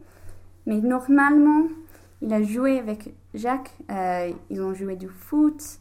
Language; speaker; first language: French; non-native, learner; English